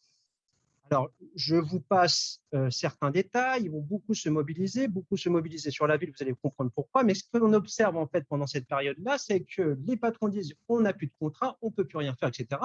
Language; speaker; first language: French; native; French